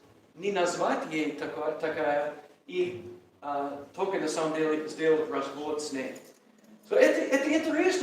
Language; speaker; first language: Russian; non-native, learner; English